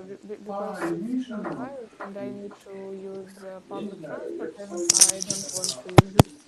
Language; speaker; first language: English; non-native, learner; Russian